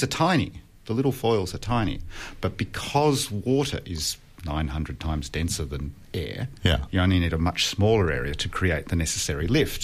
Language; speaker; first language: English; native; English